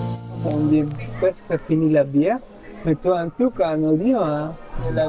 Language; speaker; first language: French; non-native, fluent; Spanish